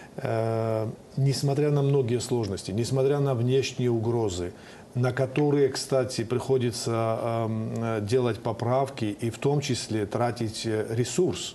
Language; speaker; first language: Russian; non-native, local second language; Georgian